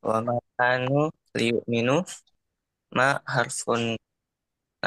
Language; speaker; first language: Arabic; non-native, learner; Indonesian